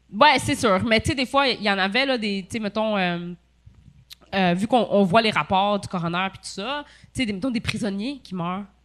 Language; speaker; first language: French; native; French